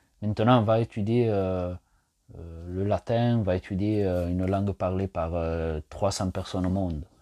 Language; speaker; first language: French; non-native, fluent; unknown